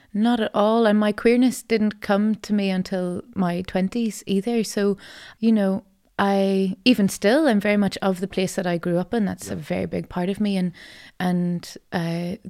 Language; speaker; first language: English; native; English